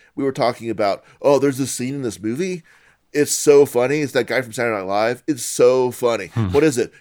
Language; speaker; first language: English; native; English